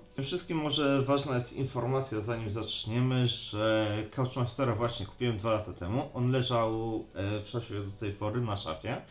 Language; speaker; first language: Polish; native; Polish